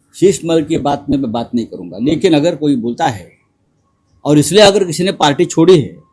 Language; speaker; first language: Hindi; non-native, local second language; Marathi